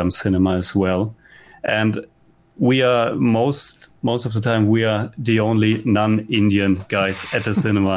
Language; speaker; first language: English; non-native, fluent; German